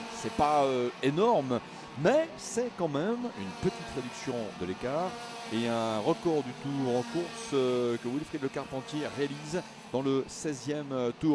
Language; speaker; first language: French; native; French